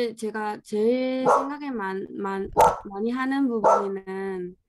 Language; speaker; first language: Korean; non-native, fluent; Vietnamese